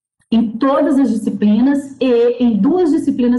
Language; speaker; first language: Portuguese; native; Portuguese